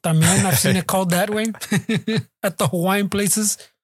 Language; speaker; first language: English; early bilingual, other home language; Spanish